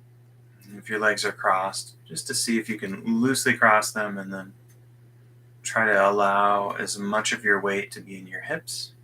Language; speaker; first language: English; native; English